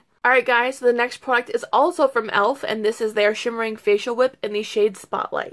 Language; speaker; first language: English; native; English